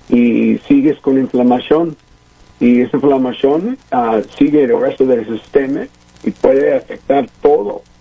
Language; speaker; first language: Spanish; early bilingual, heritage; Spanish